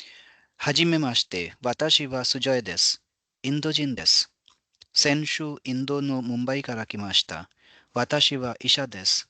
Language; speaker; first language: Japanese; non-native, fluent; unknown